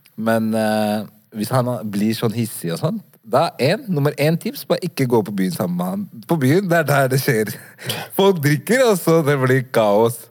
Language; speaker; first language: Norwegian; early bilingual, other home language; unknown